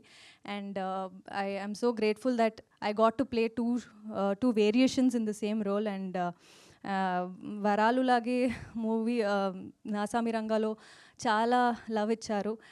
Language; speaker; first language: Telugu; non-native, local second language; Kannada